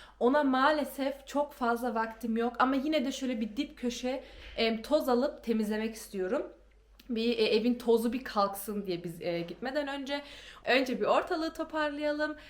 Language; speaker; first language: Turkish; early bilingual, heritage; Turkish